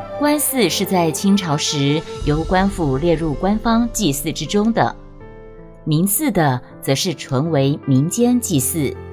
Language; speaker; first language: Chinese; native; Chinese